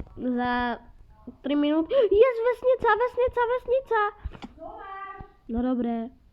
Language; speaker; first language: Slovak; non-native, local second language; Czech